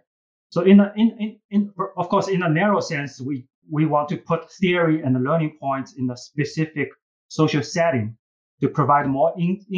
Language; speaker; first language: English; non-native, fluent; Chinese